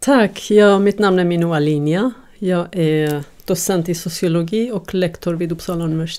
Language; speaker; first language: Swedish; non-native, fluent; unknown